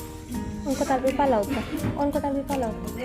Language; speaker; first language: Finnish; non-native, learner; Bangla